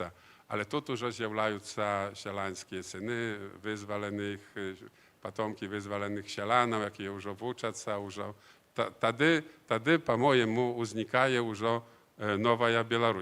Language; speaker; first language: Polish; non-native, learner; Belarusian